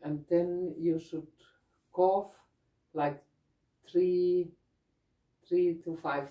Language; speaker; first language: English; non-native, learner; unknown